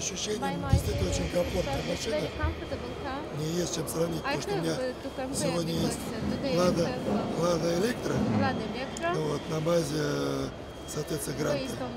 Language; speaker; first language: Russian; native; Russian